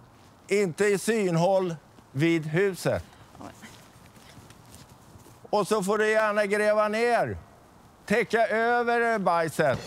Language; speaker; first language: Swedish; native; Swedish